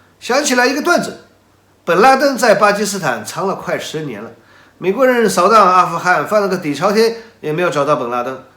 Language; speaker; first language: Chinese; native; Chinese